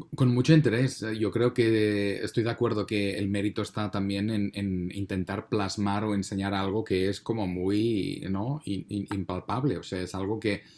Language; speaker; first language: Spanish; native; Spanish